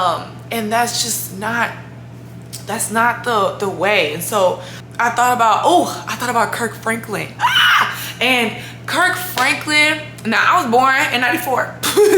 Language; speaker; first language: English; native; English